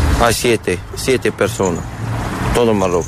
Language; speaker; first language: Spanish; non-native, learner; Arabic